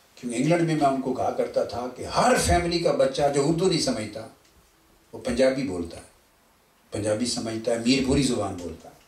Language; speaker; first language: Urdu; non-native, local second language; Punjabi